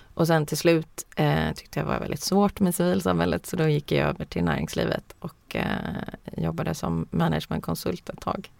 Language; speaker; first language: Swedish; early bilingual, heritage; Swedish